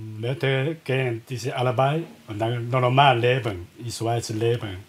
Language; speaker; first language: German; non-native, learner; Chinese